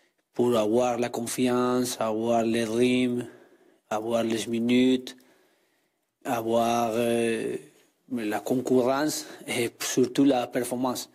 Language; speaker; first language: French; non-native, learner; Spanish